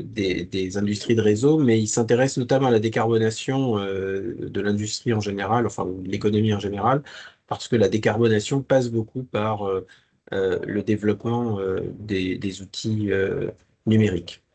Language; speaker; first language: French; native; French